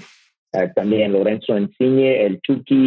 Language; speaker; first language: Spanish; non-native, learner; French